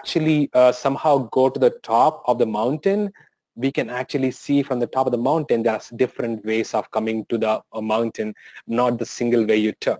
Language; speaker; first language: English; non-native, local second language; Telugu